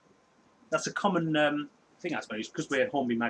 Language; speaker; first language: English; native; English